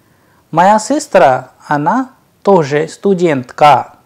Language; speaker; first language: Russian; non-native, fluent; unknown